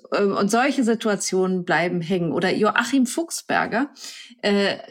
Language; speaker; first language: German; native; German